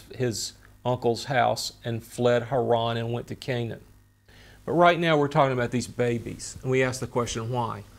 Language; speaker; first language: English; native; English